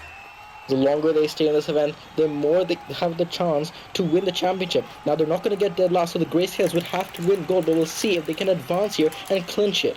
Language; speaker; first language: English; native; English